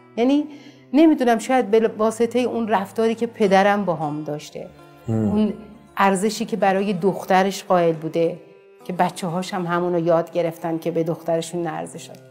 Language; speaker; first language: Persian; non-native, local second language; Azerbaijani